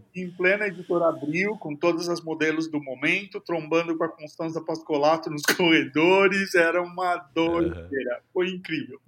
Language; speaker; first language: Portuguese; native; Portuguese